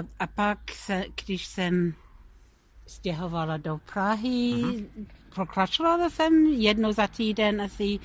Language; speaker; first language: Czech; non-native, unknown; English